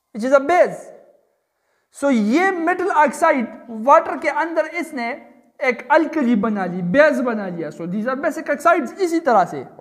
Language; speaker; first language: Urdu; non-native, local second language; Pashto